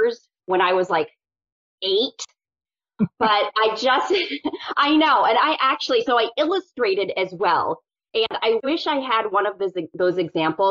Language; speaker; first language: English; native; English